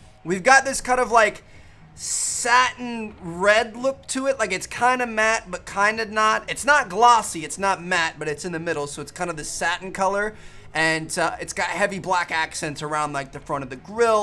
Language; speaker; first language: English; native; English